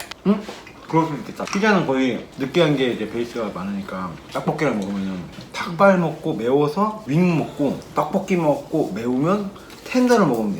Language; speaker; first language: Korean; native; Korean